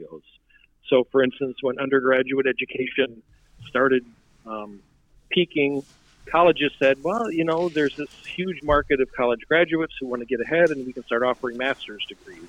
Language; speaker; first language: English; native; English